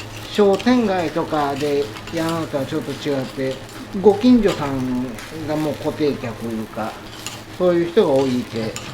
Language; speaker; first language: Japanese; native; Japanese